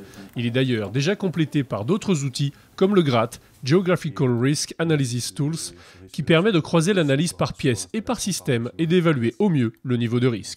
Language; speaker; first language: French; native; French